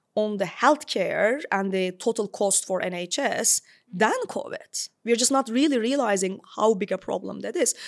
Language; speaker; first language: English; non-native, fluent; Turkish